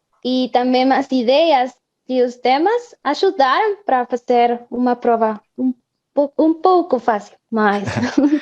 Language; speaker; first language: Portuguese; non-native, fluent; Spanish